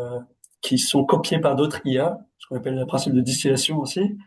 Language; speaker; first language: French; native; French